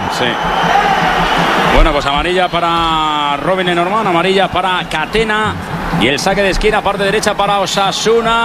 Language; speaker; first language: Spanish; native; Spanish